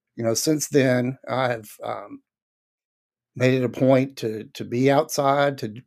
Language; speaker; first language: English; native; English